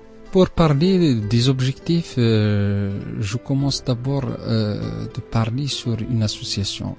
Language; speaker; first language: French; non-native, local second language; Arabic